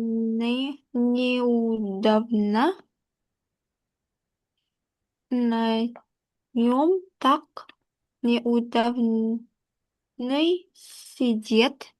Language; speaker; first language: Russian; non-native, learner; Indonesian